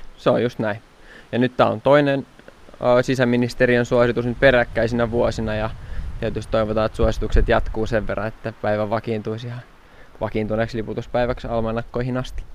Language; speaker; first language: Finnish; native; Finnish